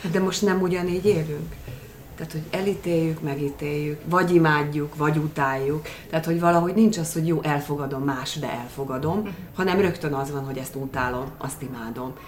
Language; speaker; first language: Hungarian; native; Hungarian